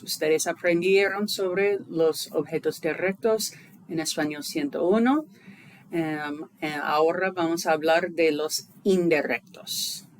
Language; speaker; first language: Spanish; non-native, fluent; English